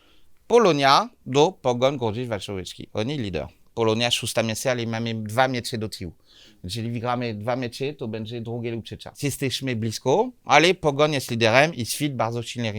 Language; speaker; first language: Polish; non-native, learner; French